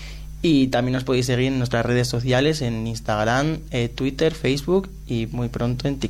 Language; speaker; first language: Spanish; native; Spanish